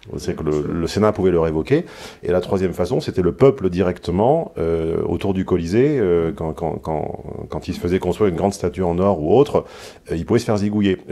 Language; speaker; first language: French; native; French